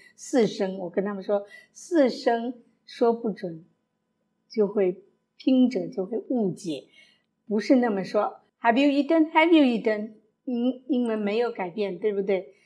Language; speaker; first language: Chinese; early bilingual, other home language; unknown